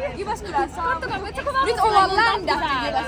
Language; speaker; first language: Finnish; native; Finnish